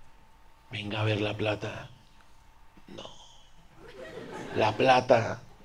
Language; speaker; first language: Spanish; native; Spanish